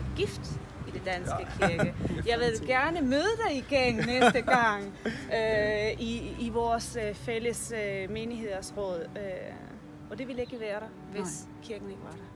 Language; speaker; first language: Danish; early bilingual, heritage; Spanish